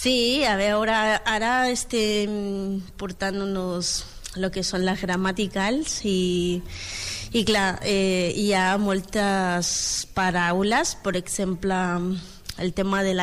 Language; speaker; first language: Catalan; non-native, local second language; Spanish